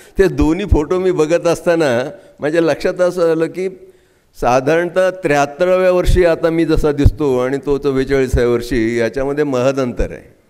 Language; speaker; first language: Marathi; native; Marathi